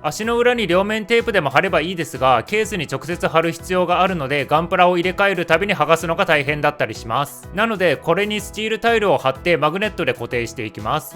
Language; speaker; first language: Japanese; native; Japanese